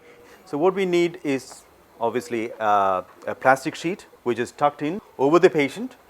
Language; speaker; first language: English; non-native, local second language; Malayalam